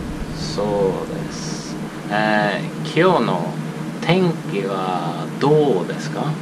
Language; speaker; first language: Japanese; non-native, learner; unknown